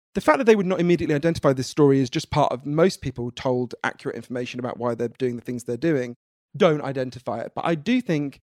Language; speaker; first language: English; native; English